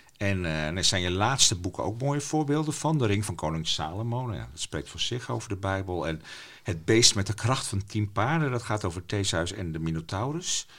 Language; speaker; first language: Dutch; non-native, local second language; Western Frisian